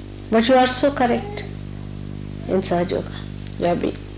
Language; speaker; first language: English; non-native, local second language; Marathi